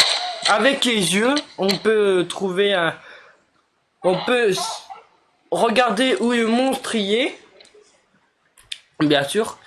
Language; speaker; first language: French; native; French